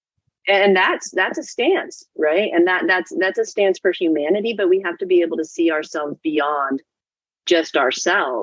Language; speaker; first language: English; native; English